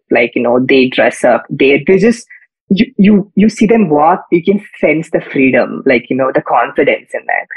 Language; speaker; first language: English; non-native, local second language; Kannada